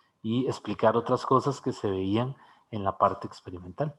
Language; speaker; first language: Spanish; native; Spanish